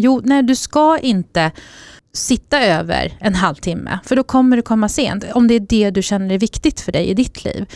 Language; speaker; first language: Swedish; native; Swedish